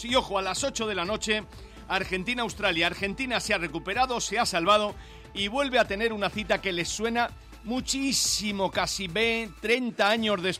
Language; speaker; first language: Spanish; native; Spanish